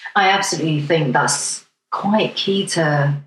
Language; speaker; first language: English; non-native, local second language; Cantonese